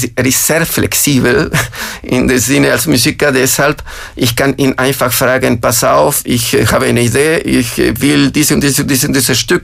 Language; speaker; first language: German; non-native, fluent; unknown